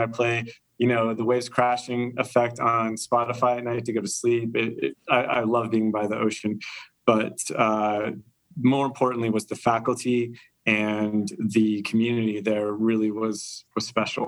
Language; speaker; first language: English; native; English